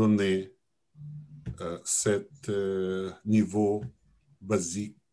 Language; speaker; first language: French; non-native, learner; Russian